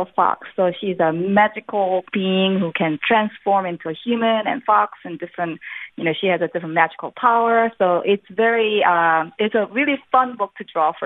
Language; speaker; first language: English; non-native, fluent; Korean